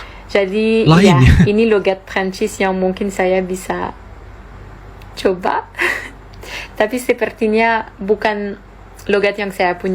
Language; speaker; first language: Indonesian; non-native, fluent; French